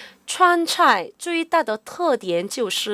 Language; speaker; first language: Chinese; non-native, fluent; Korean